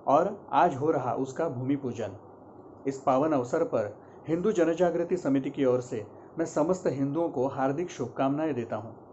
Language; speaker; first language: Hindi; non-native, local second language; Marathi